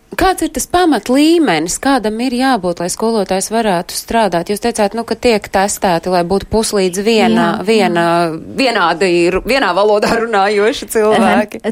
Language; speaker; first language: Latvian; native; Latvian